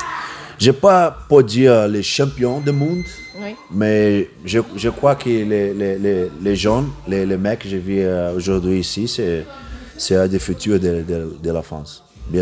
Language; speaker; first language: French; non-native, learner; Portuguese